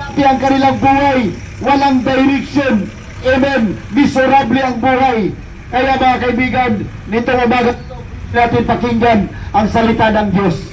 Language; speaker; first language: Filipino; non-native, local second language; Cebuano